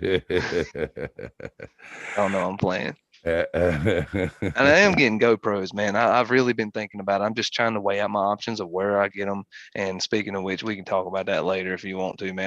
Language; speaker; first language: English; native; English